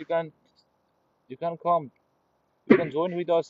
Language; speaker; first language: English; non-native, learner; Nepali